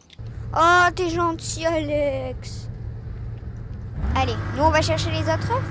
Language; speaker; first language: French; native; French